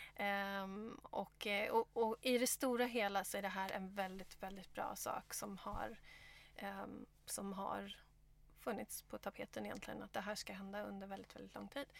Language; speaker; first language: Swedish; native; Swedish